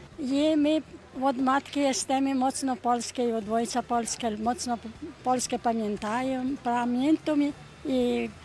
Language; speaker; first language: Polish; early bilingual, heritage; Polish